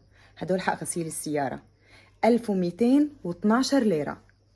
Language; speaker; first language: Arabic; native; Arabic